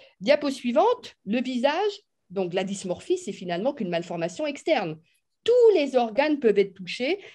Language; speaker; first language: French; native; French